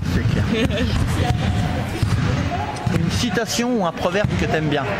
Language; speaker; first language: French; native; French